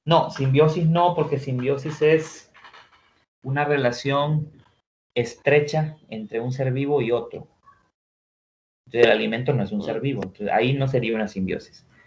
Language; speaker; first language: Spanish; native; Spanish